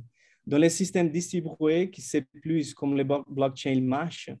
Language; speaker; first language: French; non-native, fluent; Portuguese